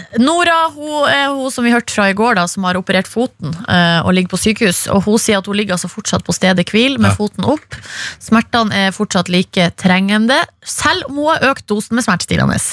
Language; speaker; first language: Norwegian; native; Norwegian